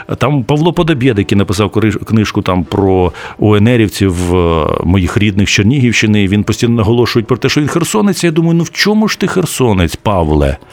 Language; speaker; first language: Ukrainian; native; Ukrainian